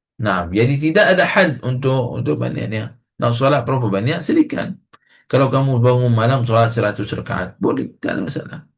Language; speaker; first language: Malay; non-native, fluent; Arabic